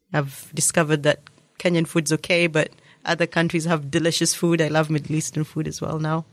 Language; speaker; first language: English; native; English